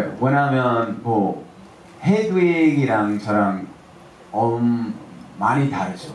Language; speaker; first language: Korean; early bilingual, heritage; English